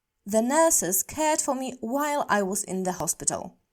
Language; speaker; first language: English; non-native, fluent; Polish